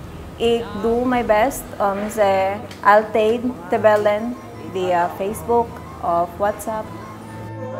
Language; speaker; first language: Dutch; non-native, learner; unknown